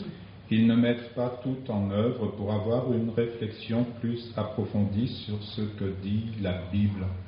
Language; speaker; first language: French; native; French